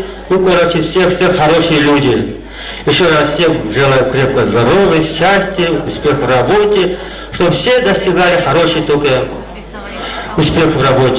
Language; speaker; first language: Russian; non-native, local second language; Kara-Kalpak